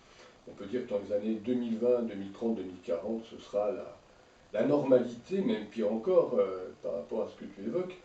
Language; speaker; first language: French; native; French